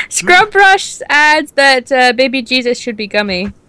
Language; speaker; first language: English; native; English